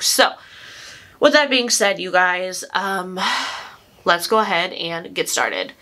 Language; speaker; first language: English; native; English